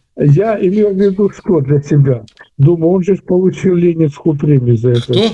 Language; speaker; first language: Russian; native; Russian